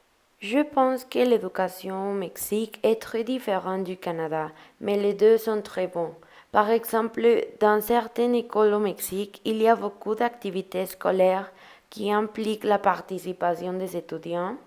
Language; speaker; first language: French; non-native, learner; Spanish